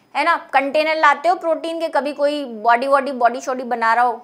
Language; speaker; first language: Hindi; native; Hindi